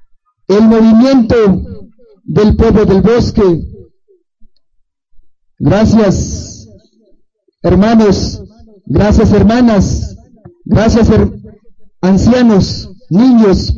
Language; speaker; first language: Spanish; non-native, local second language; Tzotzil